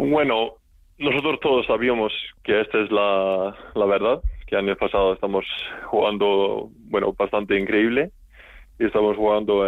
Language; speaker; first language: Spanish; non-native, learner; Icelandic